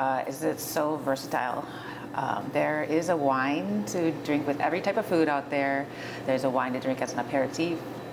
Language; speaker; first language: English; native; English